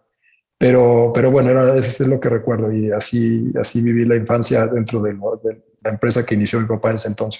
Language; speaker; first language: Spanish; native; Spanish